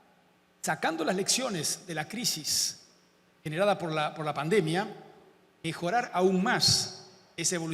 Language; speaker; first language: Spanish; native; Spanish